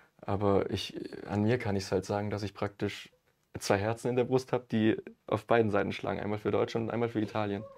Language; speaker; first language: German; early bilingual, other home language; Italian